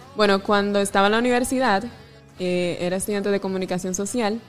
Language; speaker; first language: Spanish; native; Spanish